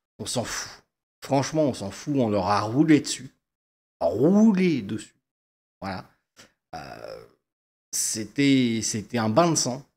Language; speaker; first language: French; native; French